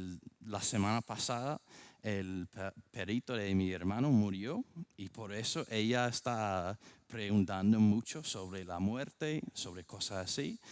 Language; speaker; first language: Spanish; non-native, fluent; English